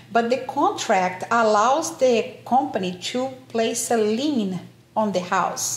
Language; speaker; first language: English; non-native, fluent; Portuguese